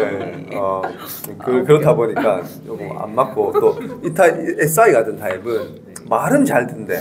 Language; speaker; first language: Korean; native; Korean